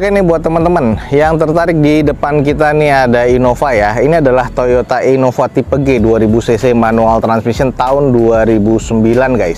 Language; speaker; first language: Indonesian; native; Indonesian